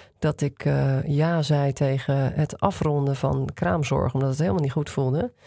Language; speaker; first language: Dutch; native; Dutch